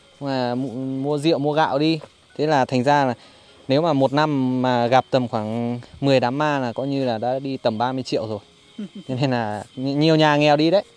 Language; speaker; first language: Vietnamese; non-native, local second language; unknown